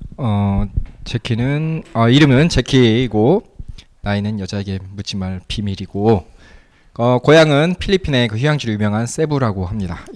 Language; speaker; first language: Korean; native; Korean